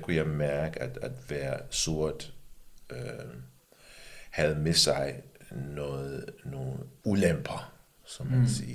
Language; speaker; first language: Danish; early bilingual, other home language; English